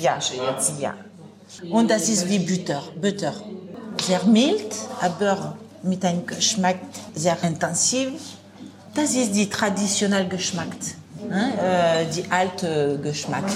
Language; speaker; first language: German; non-native, learner; French